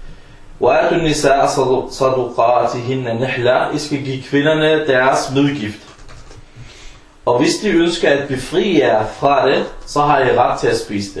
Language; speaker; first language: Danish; early bilingual, other home language; Arabic